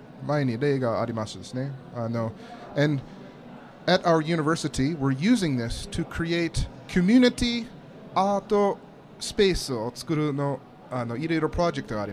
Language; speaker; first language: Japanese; non-native, learner; English